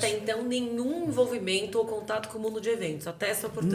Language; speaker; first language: Portuguese; native; Portuguese